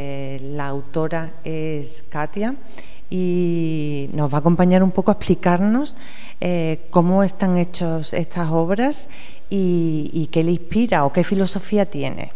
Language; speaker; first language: Spanish; native; Spanish